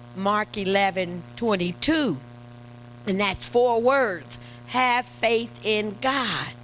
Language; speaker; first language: English; native; English